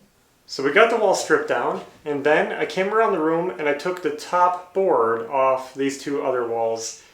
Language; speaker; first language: English; native; English